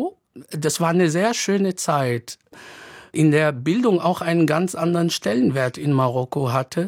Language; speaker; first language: German; non-native, fluent; Arabic